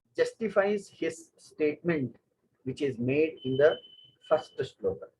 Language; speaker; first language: English; non-native, local second language; Kannada